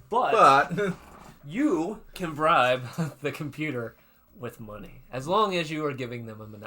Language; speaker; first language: English; native; English